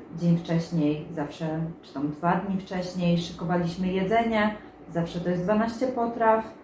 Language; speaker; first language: Polish; native; Polish